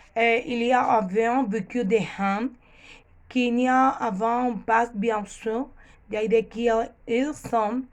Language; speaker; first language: French; non-native, learner; Spanish